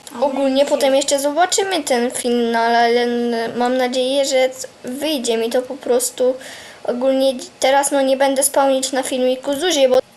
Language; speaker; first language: Polish; native; Polish